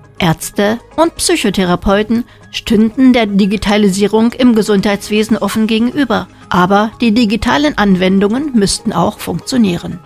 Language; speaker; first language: German; native; German